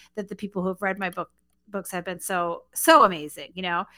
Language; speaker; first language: English; native; English